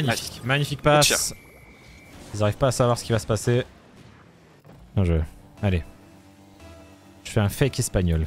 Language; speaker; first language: French; native; French